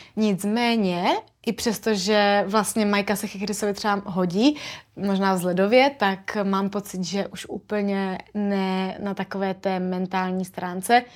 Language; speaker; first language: Czech; native; Czech